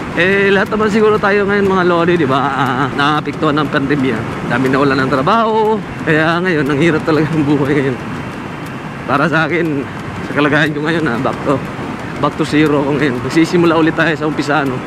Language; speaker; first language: Filipino; non-native, local second language; Cebuano